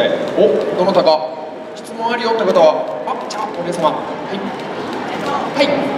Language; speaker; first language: Japanese; native; Japanese